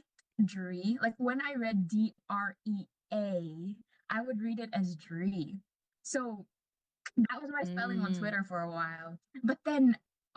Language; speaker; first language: English; non-native, local second language; Cebuano